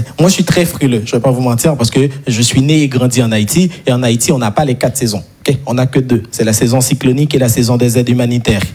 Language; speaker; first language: French; non-native, local second language; Haitian Creole